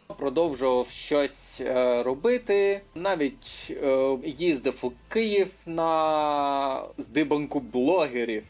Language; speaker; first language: Ukrainian; native; Ukrainian